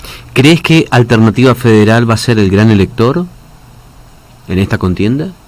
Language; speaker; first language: Spanish; native; Spanish